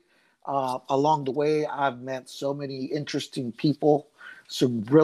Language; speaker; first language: English; native; English